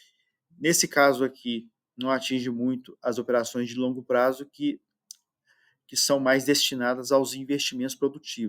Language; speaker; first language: Portuguese; native; Portuguese